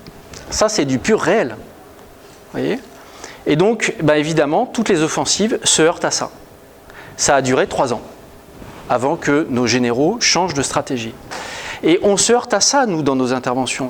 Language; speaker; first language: French; native; French